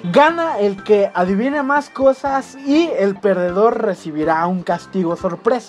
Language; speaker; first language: Spanish; native; Spanish